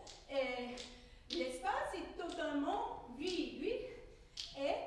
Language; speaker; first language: French; non-native, learner; English